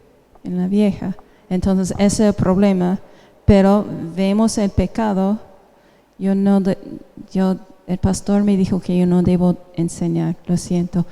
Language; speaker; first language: Spanish; non-native, fluent; English